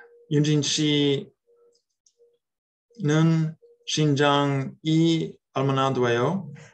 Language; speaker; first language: Korean; non-native, learner; English